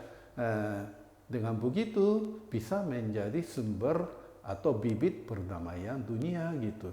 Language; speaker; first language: Indonesian; non-native, fluent; Japanese